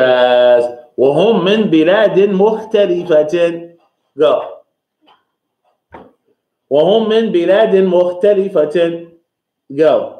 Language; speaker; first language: Arabic; non-native, fluent; English